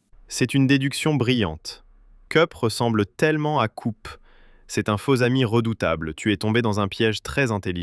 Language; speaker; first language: French; native; French